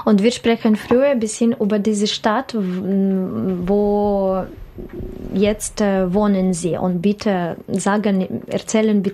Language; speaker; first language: German; non-native, learner; Russian